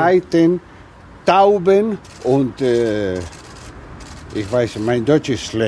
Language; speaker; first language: German; early bilingual, heritage; German